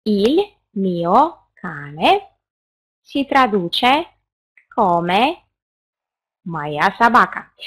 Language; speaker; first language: Italian; non-native, fluent; Russian